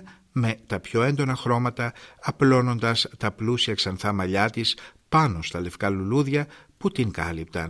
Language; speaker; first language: Greek; native; Greek